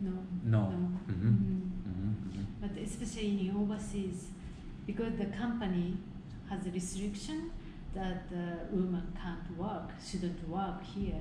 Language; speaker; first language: English; non-native, fluent; Japanese